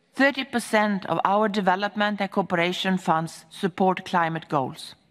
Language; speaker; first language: English; non-native, fluent; Swedish